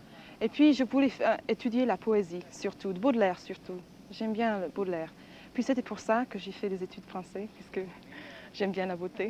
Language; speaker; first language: French; non-native, fluent; English